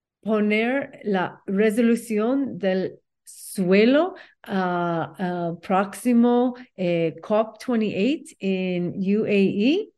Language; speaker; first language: Spanish; non-native, learner; English